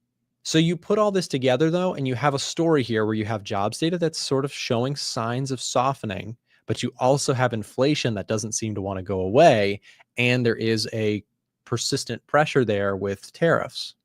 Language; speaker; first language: English; native; English